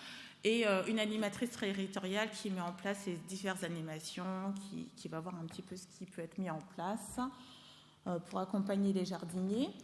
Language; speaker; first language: French; native; French